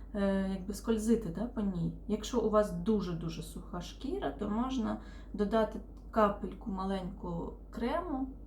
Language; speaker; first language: Ukrainian; non-native, local second language; Russian